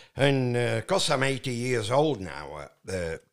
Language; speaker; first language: English; native; English